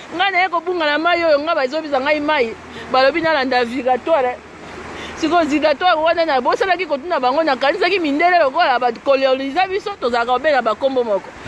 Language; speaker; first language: Lingala; native; Lingala